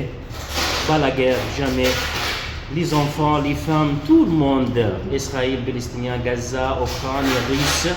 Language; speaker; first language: French; non-native, local second language; Arabic